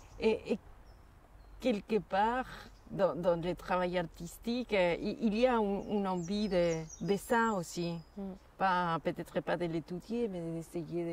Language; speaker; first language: French; non-native, fluent; Spanish